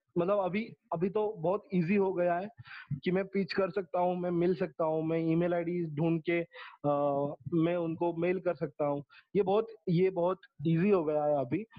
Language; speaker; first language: Hindi; non-native, local second language; Marathi